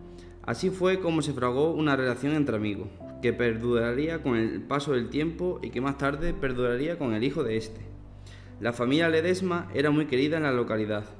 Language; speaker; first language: Spanish; native; Spanish